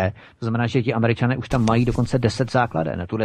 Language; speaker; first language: Czech; native; Czech